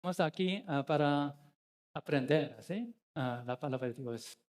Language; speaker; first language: Spanish; non-native, learner; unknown